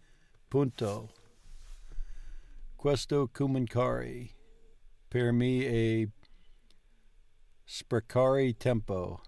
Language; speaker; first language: Italian; non-native, learner; English